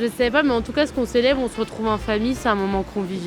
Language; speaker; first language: French; native; French